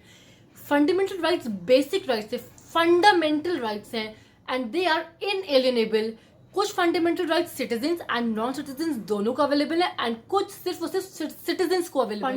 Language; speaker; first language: Hindi; native; Hindi